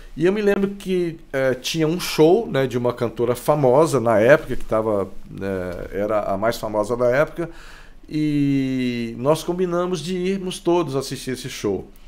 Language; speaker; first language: Portuguese; native; Portuguese